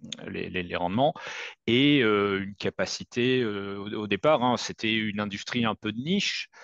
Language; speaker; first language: French; native; French